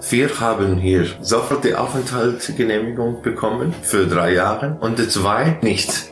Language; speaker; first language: German; non-native, fluent; Arabic